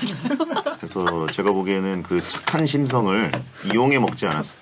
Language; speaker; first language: Korean; native; Korean